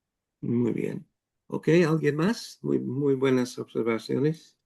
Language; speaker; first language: Spanish; non-native, fluent; Dutch